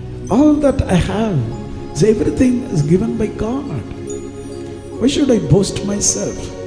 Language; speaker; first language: English; non-native, local second language; Tamil